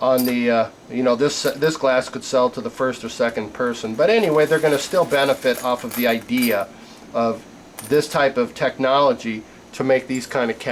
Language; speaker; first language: English; native; English